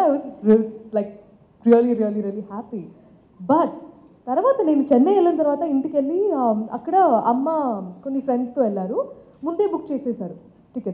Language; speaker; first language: Telugu; non-native, local second language; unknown